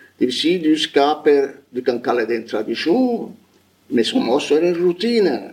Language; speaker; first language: Norwegian; non-native, fluent; Italian